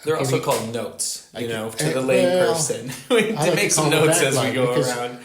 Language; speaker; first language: English; native; English